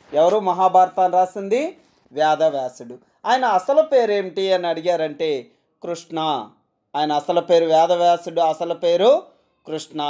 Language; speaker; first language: Telugu; native; Telugu